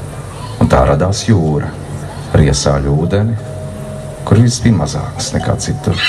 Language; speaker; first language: Latvian; native; Latvian